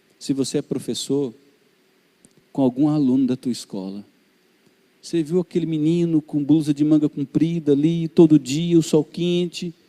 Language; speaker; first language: Portuguese; native; Portuguese